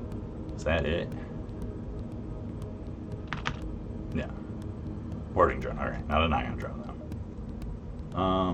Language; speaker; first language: English; native; English